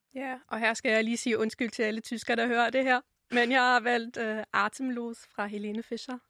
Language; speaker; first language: Danish; non-native, fluent; German